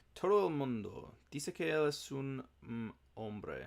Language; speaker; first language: Spanish; non-native, learner; English